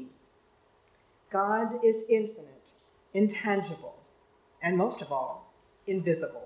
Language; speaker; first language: English; native; English